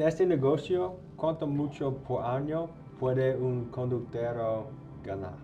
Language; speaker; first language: Spanish; non-native, learner; English